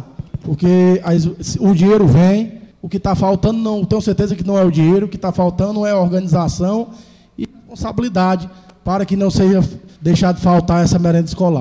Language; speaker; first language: Portuguese; native; Portuguese